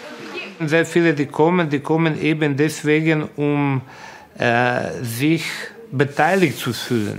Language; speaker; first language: German; non-native, fluent; Ukrainian